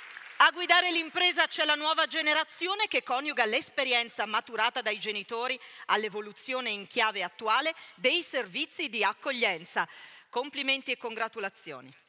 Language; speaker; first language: Italian; native; Italian